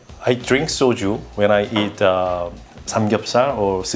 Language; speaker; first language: English; non-native, learner; Korean